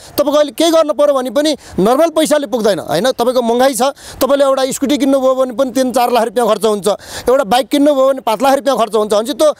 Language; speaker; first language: Nepali; native; Nepali